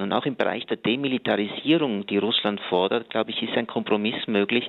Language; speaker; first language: German; native; German